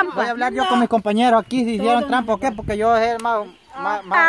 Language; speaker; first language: Spanish; native; Spanish